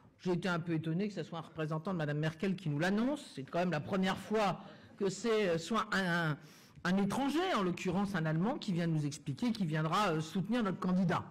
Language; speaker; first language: French; native; French